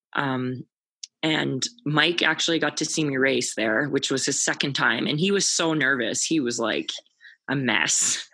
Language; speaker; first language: English; native; English